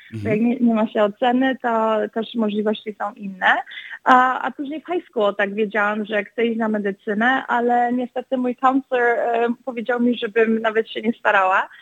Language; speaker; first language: Polish; early bilingual, other home language; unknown